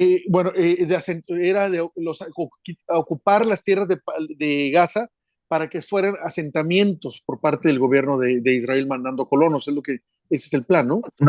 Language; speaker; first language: Spanish; native; Spanish